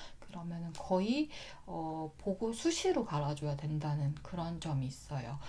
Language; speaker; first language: Korean; native; Korean